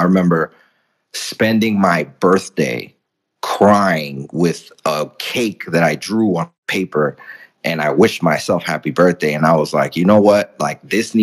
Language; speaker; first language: English; early bilingual, other home language; Spanish